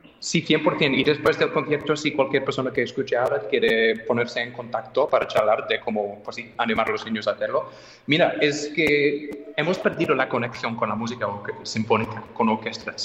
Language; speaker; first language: Spanish; non-native, fluent; English